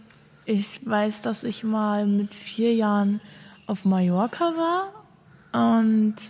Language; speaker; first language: German; native; German